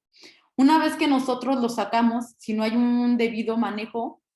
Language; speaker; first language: Spanish; native; Spanish